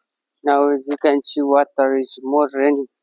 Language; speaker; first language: English; non-native, learner; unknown